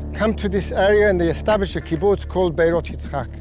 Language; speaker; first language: English; native; English